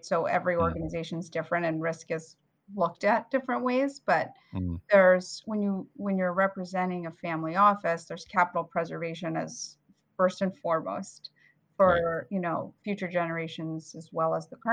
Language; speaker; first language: English; native; English